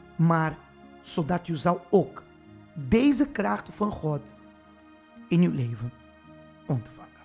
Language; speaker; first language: Dutch; non-native, fluent; Portuguese